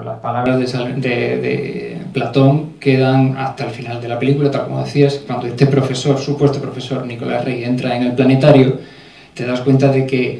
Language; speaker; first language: Spanish; native; Spanish